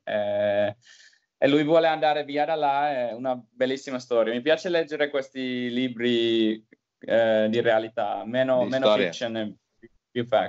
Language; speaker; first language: Italian; non-native, learner; Finnish